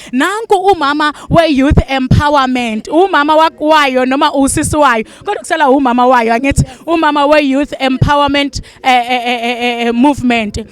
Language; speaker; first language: Zulu; native; Zulu